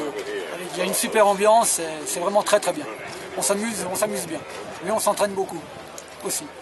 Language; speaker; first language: French; native; French